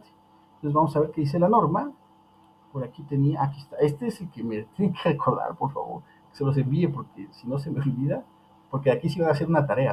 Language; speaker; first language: Spanish; native; Spanish